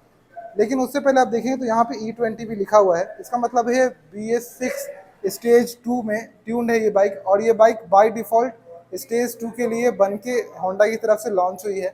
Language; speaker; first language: Hindi; native; Hindi